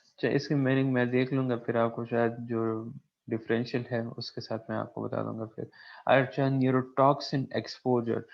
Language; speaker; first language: Urdu; non-native, local second language; Pashto